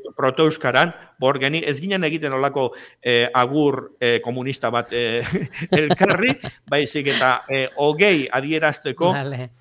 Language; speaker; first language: Basque; native; Basque